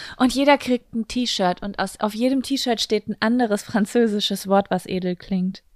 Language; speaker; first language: German; native; German